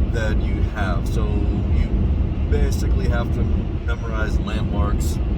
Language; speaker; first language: English; native; English